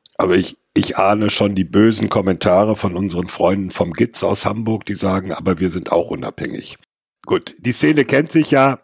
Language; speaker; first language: German; native; German